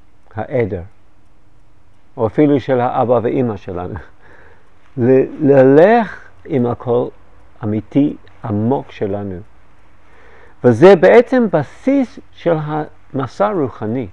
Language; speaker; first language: Hebrew; non-native, fluent; English